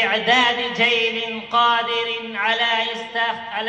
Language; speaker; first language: Arabic; non-native, learner; Urdu